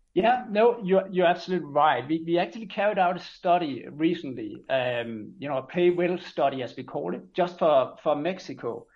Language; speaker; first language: English; non-native, fluent; Danish